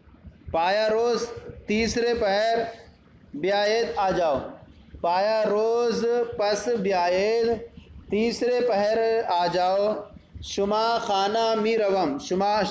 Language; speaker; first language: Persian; non-native, fluent; Urdu